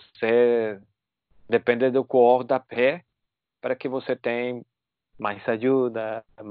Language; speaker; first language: Portuguese; non-native, fluent; Spanish